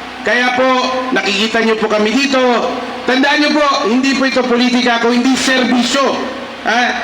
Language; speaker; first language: Filipino; non-native, local second language; Maguindanaon